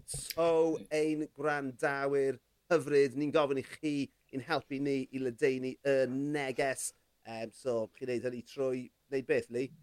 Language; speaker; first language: Welsh; native; Welsh